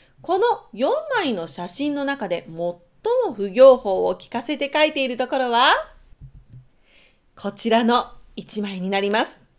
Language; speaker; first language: Japanese; native; Japanese